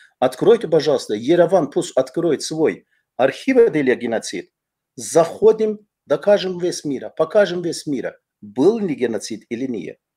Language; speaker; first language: Russian; non-native, fluent; Azerbaijani